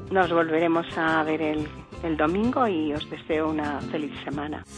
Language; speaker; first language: Spanish; native; Spanish